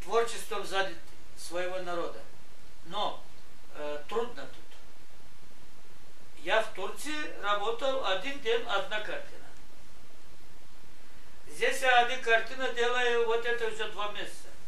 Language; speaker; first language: Russian; non-native, local second language; Gagauz